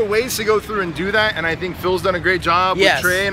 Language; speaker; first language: English; native; English